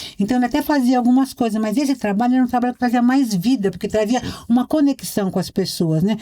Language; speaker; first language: Portuguese; native; Portuguese